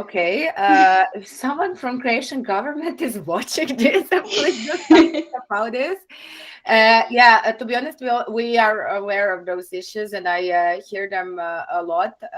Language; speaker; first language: English; non-native, fluent; Croatian